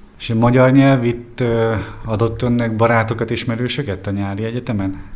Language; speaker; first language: Hungarian; native; Hungarian